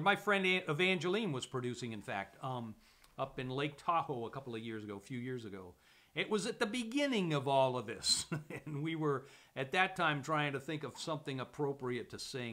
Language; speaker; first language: English; native; English